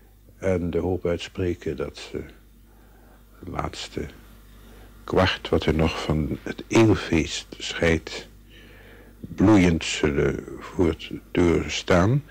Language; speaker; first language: Dutch; native; Dutch